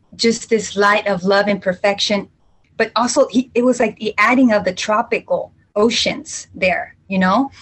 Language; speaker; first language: English; early bilingual, other home language; Spanish